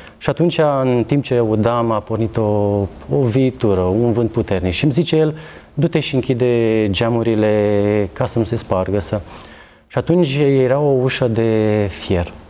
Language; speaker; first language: Romanian; native; Romanian